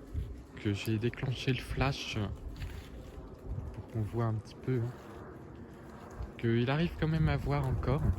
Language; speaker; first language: French; native; French